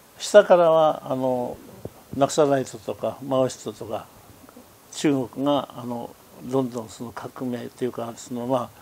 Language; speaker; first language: Japanese; non-native, fluent; Tibetan